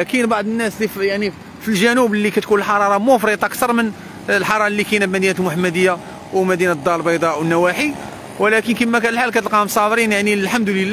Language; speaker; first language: Arabic; native; Arabic